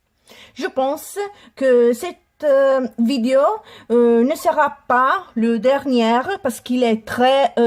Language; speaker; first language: French; non-native, learner; Italian